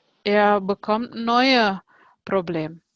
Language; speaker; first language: German; non-native, fluent; Indonesian